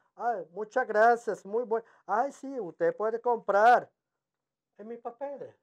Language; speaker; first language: Spanish; non-native, learner; Italian